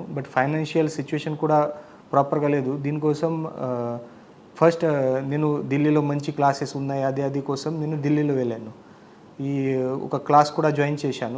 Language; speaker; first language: Telugu; non-native, learner; Marathi